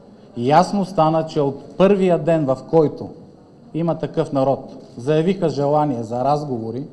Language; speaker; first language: Bulgarian; native; Bulgarian